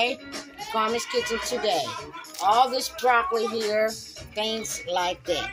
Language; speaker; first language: English; native; English